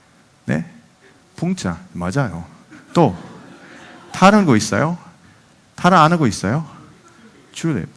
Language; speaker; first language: Korean; non-native, fluent; Dutch